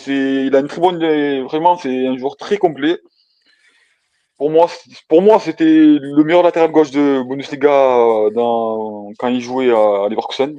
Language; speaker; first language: French; native; French